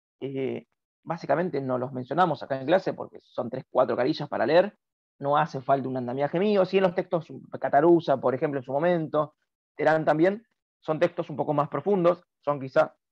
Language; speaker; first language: Spanish; native; Spanish